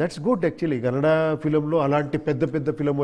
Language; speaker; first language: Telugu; non-native, learner; Kannada